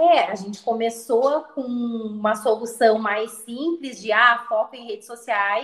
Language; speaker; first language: Portuguese; native; Portuguese